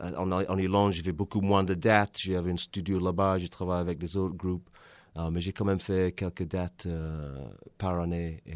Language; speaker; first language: French; non-native, fluent; English